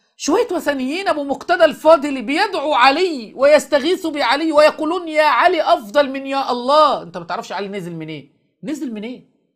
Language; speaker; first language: Arabic; native; Arabic